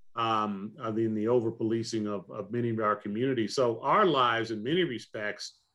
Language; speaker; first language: English; native; English